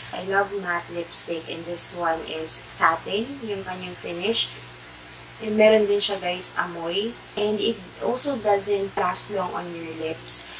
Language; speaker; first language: English; non-native, local second language; Filipino